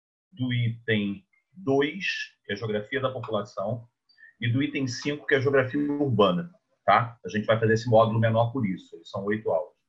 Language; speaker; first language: Portuguese; native; Portuguese